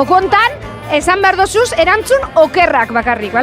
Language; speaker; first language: Basque; native; Basque